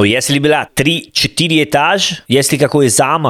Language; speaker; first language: Russian; non-native, learner; Italian